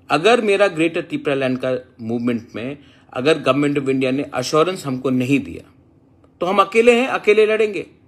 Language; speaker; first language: Hindi; non-native, local second language; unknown